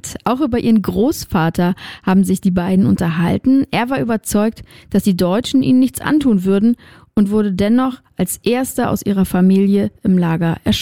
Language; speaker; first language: German; native; German